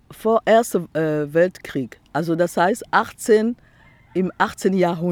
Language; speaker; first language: German; non-native, fluent; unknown